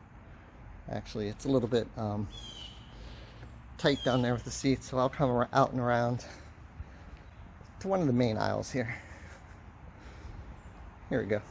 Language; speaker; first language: English; native; English